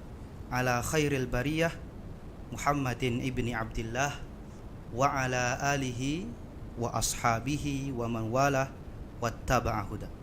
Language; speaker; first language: Arabic; non-native, local second language; Indonesian